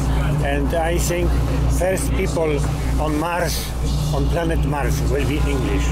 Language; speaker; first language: English; non-native, learner; Polish